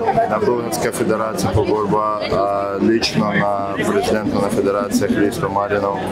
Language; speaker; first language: Bulgarian; non-native, learner; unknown